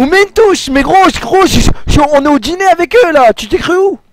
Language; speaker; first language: French; native; French